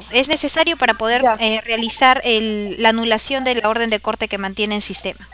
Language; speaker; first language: Spanish; native; Spanish